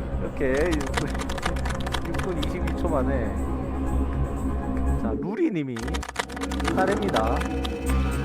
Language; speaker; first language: Korean; native; Korean